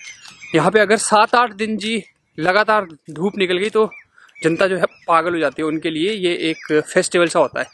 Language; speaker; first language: Hindi; native; Hindi